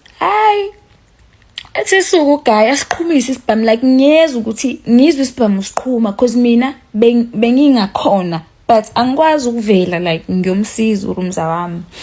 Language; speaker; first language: Zulu; native; Zulu